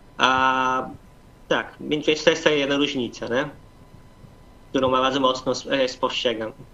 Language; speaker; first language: Polish; non-native, fluent; Portuguese